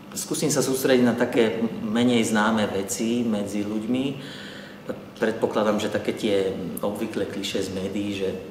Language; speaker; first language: Slovak; early bilingual, heritage; Arabic